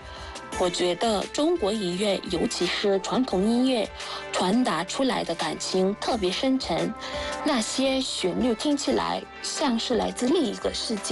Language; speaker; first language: Chinese; non-native, fluent; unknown